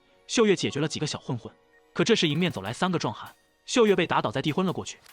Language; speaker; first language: Chinese; native; Chinese